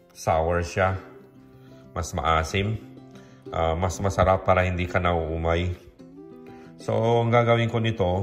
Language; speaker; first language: Filipino; non-native, local second language; Iloko